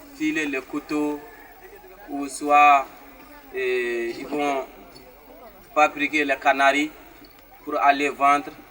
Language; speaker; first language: French; non-native, learner; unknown